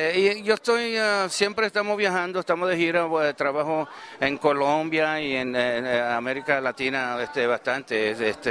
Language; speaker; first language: Spanish; early bilingual, heritage; Spanish